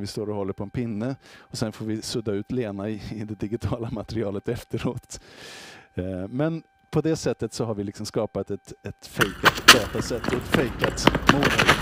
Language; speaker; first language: Swedish; native; Swedish